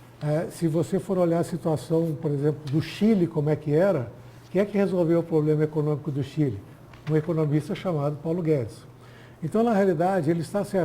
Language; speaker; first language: Portuguese; native; Portuguese